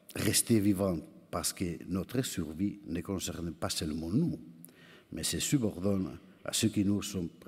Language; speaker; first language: French; non-native, fluent; Spanish